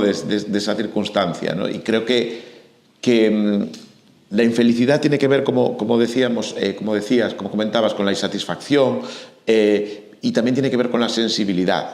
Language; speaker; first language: Spanish; native; Spanish